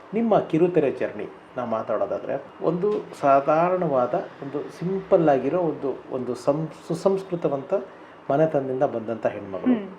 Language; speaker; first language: Kannada; native; Kannada